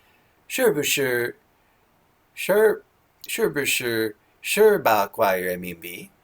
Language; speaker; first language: Chinese; non-native, learner; English